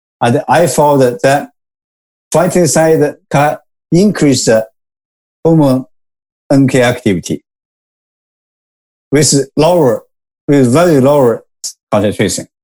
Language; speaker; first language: English; non-native, learner; Japanese